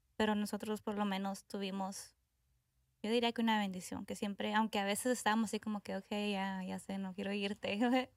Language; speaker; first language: Spanish; early bilingual, heritage; Spanish